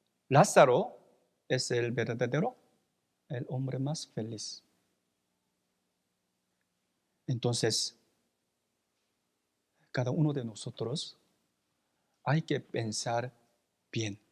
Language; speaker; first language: Spanish; non-native, fluent; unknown